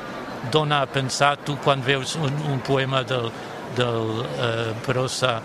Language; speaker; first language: Catalan; non-native, fluent; German